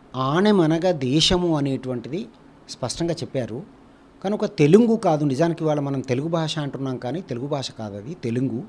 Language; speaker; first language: Telugu; native; Telugu